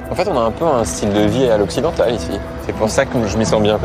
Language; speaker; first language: French; native; French